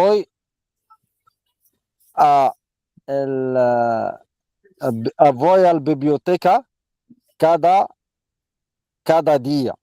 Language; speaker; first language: Spanish; non-native, learner; Arabic